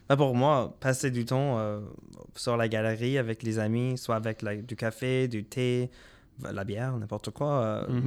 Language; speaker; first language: French; non-native, local second language; English